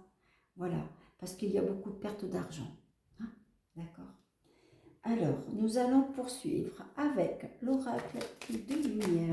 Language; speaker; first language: French; native; French